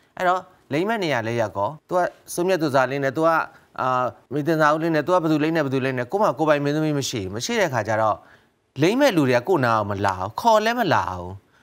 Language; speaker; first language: Burmese; native; Burmese